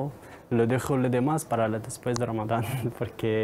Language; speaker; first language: Spanish; non-native, learner; Arabic